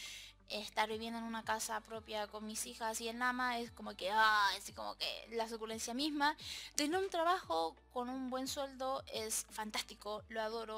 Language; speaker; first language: Spanish; native; Spanish